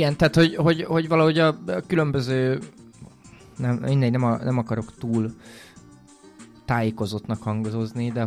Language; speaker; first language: Hungarian; native; Hungarian